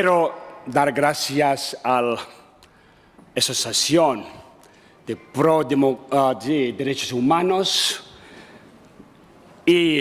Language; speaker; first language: Spanish; non-native, learner; Tibetan